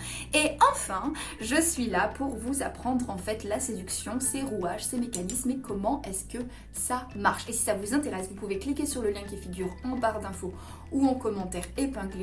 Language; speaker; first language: French; native; French